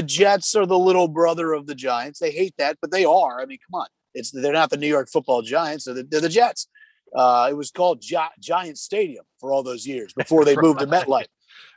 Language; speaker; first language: English; native; English